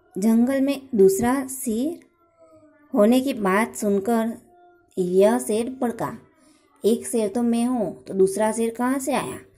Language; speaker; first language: Hindi; non-native, local second language; Gujarati